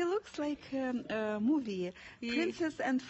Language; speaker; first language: English; non-native, learner; Russian